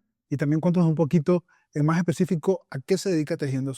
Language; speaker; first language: Spanish; native; Spanish